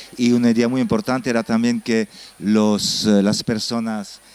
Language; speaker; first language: Spanish; non-native, fluent; French